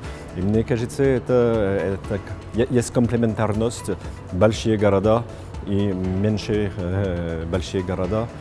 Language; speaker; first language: Russian; non-native, fluent; French